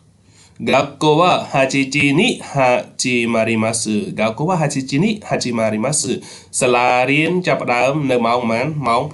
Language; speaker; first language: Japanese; non-native, fluent; Khmer